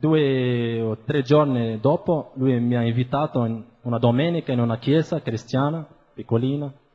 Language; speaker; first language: Italian; non-native, fluent; Arabic